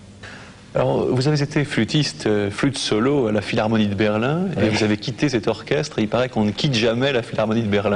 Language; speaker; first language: French; native; French